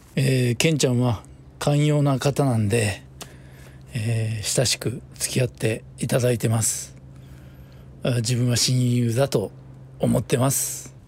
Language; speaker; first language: Japanese; native; Japanese